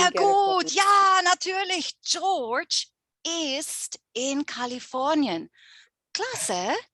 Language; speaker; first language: German; non-native, fluent; English